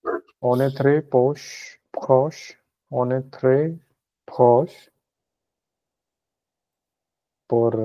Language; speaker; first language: French; non-native, learner; Punjabi